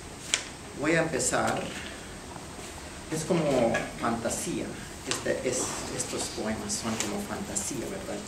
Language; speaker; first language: Spanish; non-native, fluent; English